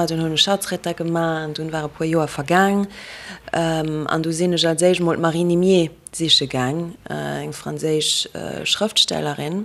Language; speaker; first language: Luxembourgish; native; Luxembourgish